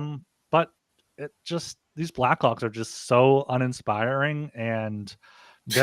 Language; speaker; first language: English; native; English